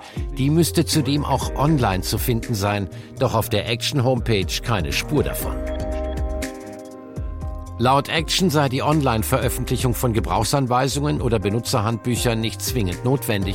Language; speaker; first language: German; native; German